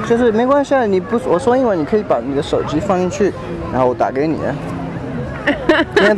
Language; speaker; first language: Chinese; early bilingual, heritage; Chinese